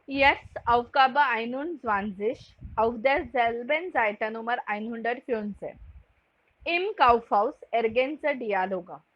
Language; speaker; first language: German; non-native, fluent; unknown